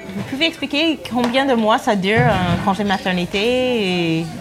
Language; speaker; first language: French; non-native, fluent; English